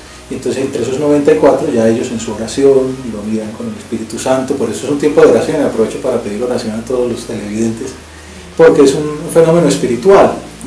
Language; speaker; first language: Spanish; native; Spanish